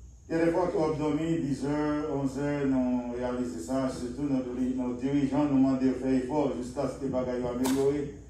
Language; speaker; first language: French; native; French